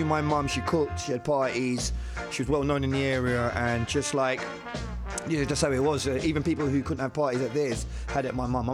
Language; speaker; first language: English; native; English